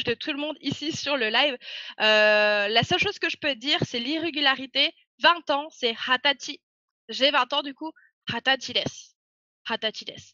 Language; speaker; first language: French; native; French